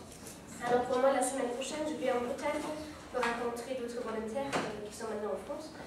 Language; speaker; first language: French; non-native, learner; German